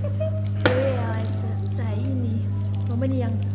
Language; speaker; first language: Chinese; non-native, learner; Indonesian